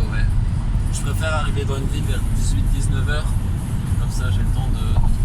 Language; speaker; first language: French; native; French